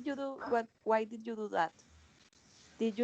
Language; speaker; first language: English; non-native, learner; Spanish